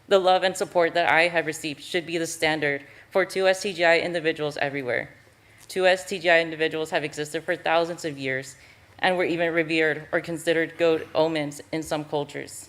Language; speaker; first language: English; native; English